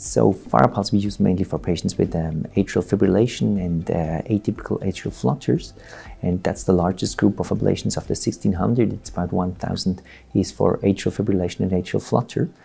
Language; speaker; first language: English; non-native, fluent; Swiss German